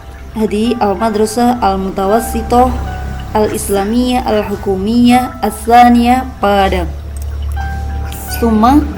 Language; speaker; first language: Arabic; non-native, fluent; Indonesian